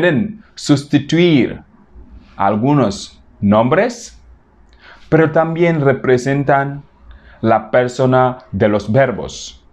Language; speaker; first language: Spanish; non-native, fluent; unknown